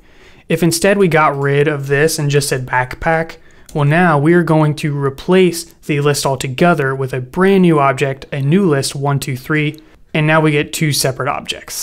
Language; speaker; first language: English; native; English